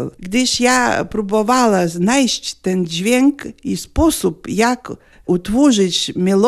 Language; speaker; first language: Polish; non-native, learner; Lithuanian